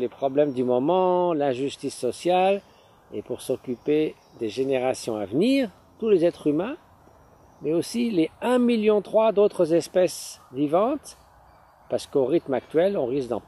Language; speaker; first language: French; native; French